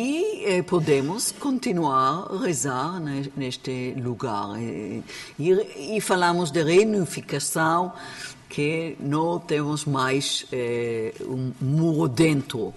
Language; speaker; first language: Portuguese; non-native, learner; Hebrew